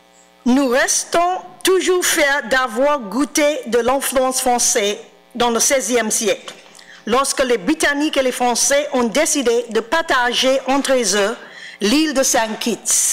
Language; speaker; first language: French; non-native, fluent; English